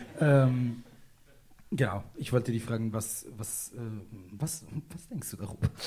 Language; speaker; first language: German; non-native, fluent; Italian